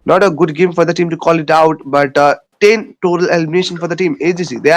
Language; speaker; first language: English; non-native, local second language; Nepali